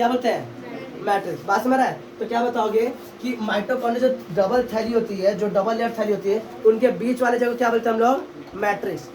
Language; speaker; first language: Hindi; native; Hindi